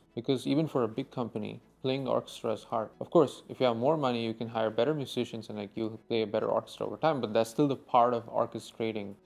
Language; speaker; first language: English; non-native, local second language; Tamil